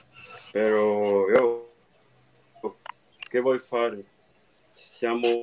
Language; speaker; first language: Italian; non-native, learner; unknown